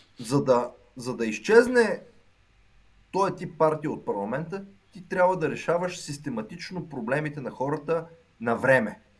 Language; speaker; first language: Bulgarian; native; Bulgarian